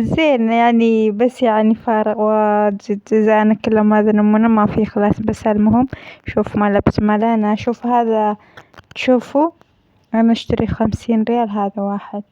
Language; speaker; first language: Arabic; non-native, learner; Amharic